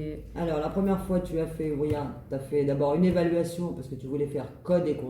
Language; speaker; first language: French; native; French